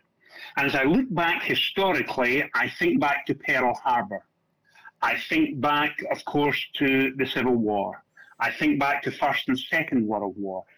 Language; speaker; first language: English; native; English